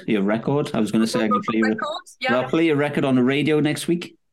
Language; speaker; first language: English; native; English